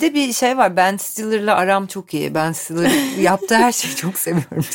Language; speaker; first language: Turkish; native; Turkish